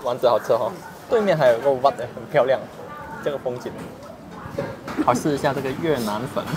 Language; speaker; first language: Chinese; native; Chinese